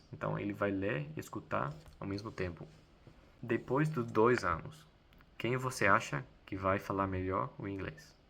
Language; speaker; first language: Portuguese; non-native, fluent; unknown